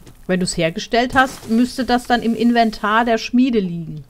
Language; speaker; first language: German; native; German